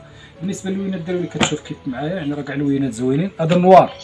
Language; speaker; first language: Arabic; native; Arabic